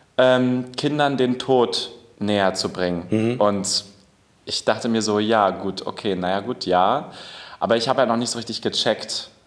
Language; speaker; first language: German; native; German